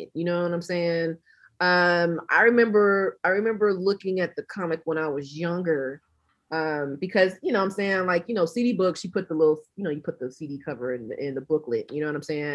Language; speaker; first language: English; native; English